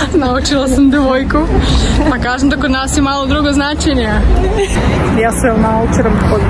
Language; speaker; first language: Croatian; non-native, fluent; Russian